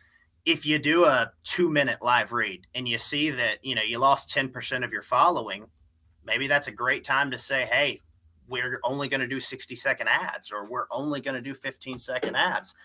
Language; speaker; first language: English; native; English